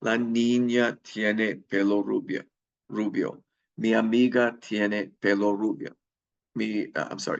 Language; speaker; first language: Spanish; non-native, fluent; English